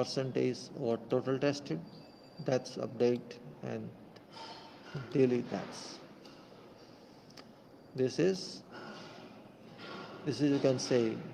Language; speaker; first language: English; non-native, local second language; Hindi